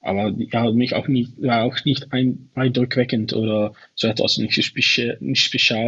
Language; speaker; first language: German; non-native, learner; Dutch